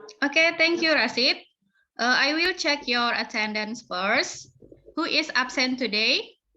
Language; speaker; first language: English; non-native, fluent; Indonesian